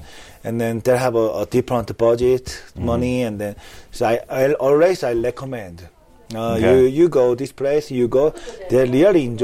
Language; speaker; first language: English; non-native, learner; Korean